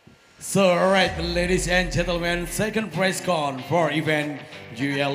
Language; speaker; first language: English; non-native, fluent; Indonesian